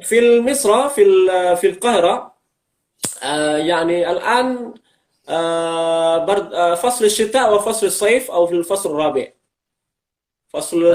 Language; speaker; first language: Arabic; non-native, fluent; Indonesian